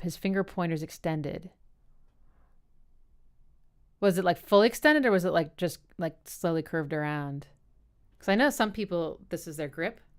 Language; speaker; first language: English; native; English